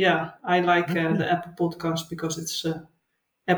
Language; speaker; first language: English; non-native, fluent; Dutch